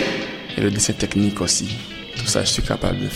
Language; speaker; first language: French; non-native, local second language; Rundi